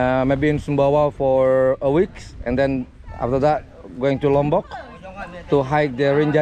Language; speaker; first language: English; non-native, learner; Indonesian